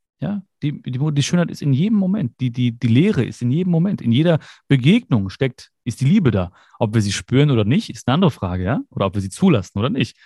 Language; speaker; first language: German; early bilingual, other home language; Malayalam